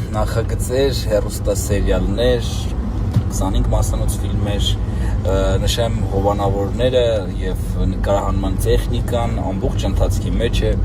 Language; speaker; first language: Armenian; native; Armenian